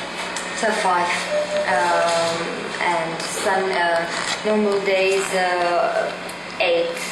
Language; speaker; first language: English; non-native, learner; Czech